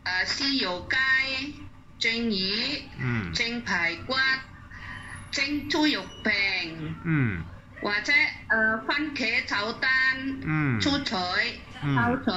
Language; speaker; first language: Cantonese; non-native, fluent; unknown